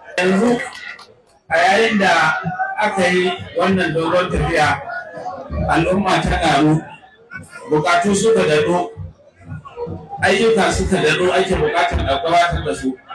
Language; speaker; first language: Hausa; native; Hausa